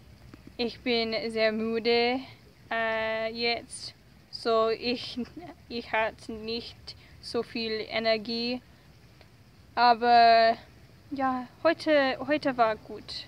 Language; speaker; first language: German; non-native, learner; English